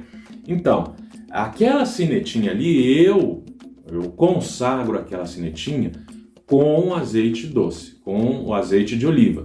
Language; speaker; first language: Portuguese; native; Portuguese